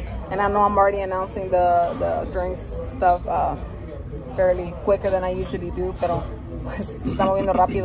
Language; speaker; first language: Spanish; early bilingual, heritage; Spanish